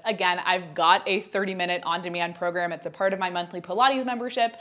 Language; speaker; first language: English; native; English